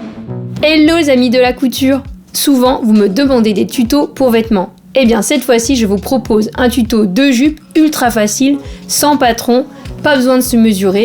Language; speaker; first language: French; native; French